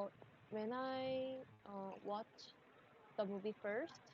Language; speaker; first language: English; non-native, learner; Korean